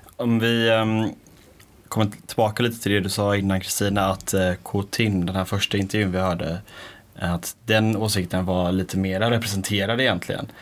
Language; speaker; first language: Swedish; native; Swedish